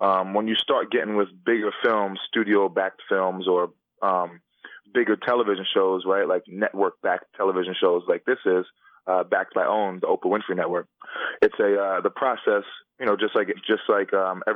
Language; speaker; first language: English; native; English